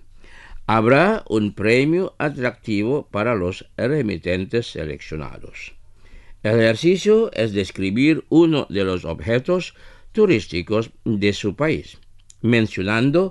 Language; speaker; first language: Spanish; non-native, fluent; Indonesian